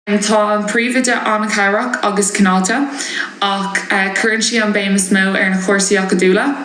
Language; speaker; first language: Irish; non-native, local second language; English